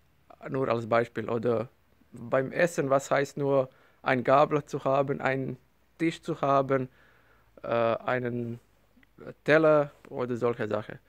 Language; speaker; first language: German; non-native, learner; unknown